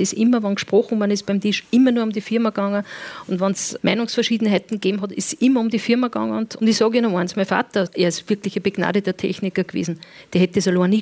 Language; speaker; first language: German; native; German